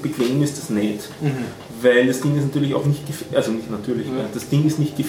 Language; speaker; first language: German; native; German